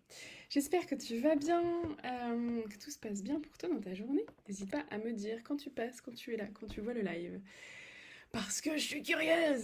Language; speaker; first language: French; native; French